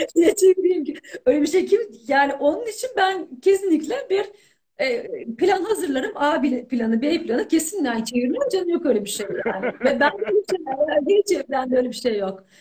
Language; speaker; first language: Turkish; native; Turkish